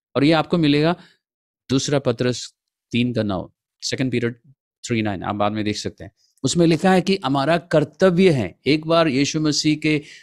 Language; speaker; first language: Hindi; non-native, local second language; Malayalam